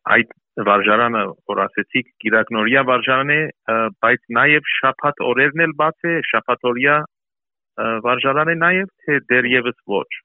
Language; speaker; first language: Armenian; early bilingual, heritage; Armenian